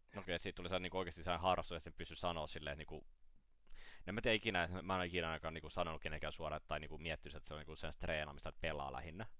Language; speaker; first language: Finnish; native; Finnish